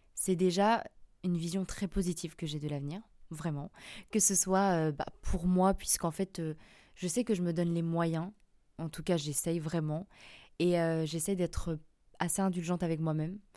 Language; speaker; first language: French; native; French